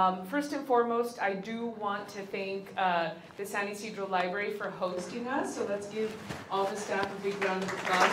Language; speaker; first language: English; early bilingual, other home language; Spanish